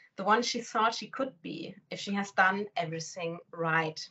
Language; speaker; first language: English; non-native, fluent; German